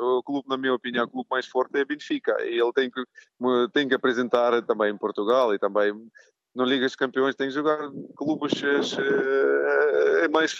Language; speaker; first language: Portuguese; non-native, learner; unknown